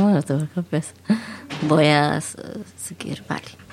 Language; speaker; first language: Spanish; non-native, fluent; Arabic